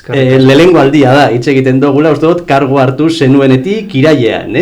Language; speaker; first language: Basque; native; Basque